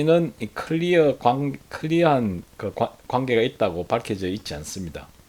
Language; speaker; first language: Korean; native; Korean